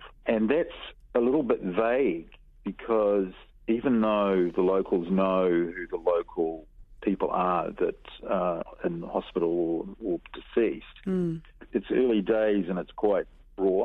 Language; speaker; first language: English; native; English